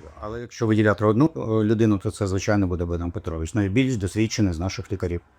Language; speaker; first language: Ukrainian; native; Ukrainian